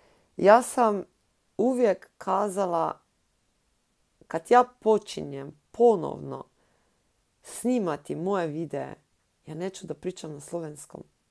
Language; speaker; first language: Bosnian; non-native, learner; Slovenian